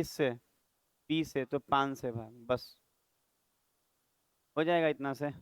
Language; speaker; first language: Hindi; native; Hindi